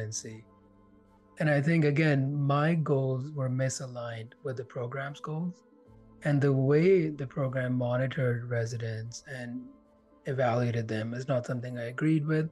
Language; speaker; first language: English; non-native, local second language; Hindi